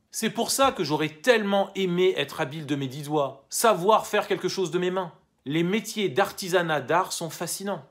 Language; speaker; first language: French; native; French